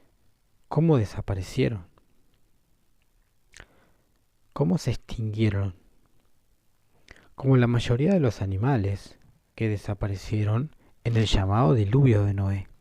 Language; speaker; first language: Spanish; native; Spanish